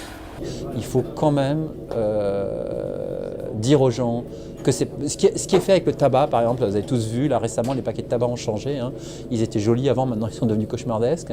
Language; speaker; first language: French; native; French